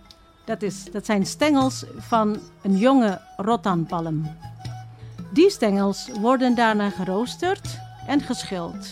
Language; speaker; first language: Dutch; non-native, fluent; Indonesian